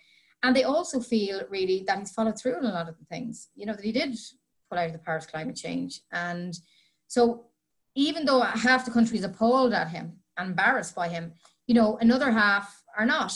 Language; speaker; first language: English; native; English